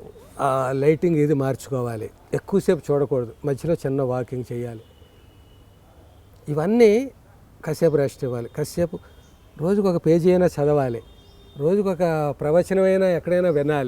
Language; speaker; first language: Telugu; native; Telugu